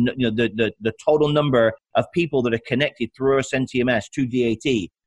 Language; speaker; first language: English; native; English